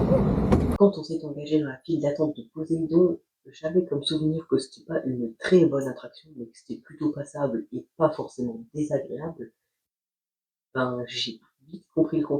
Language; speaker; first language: French; native; French